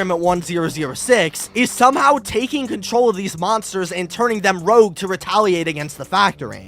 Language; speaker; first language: English; native; English